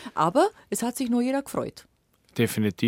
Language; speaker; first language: German; native; German